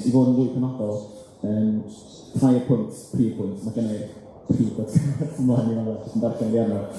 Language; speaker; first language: Welsh; native; Welsh